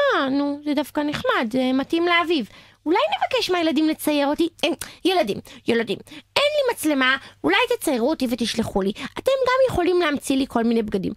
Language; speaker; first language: Hebrew; native; Hebrew